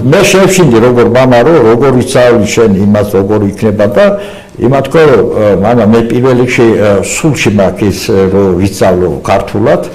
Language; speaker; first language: Georgian; non-native, local second language; Azerbaijani